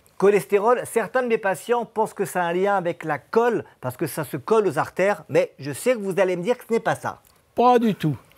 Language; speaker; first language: French; native; French